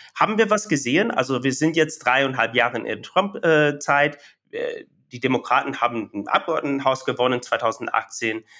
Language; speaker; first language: German; non-native, fluent; English